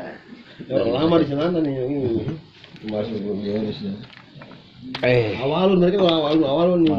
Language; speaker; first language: Indonesian; native; Indonesian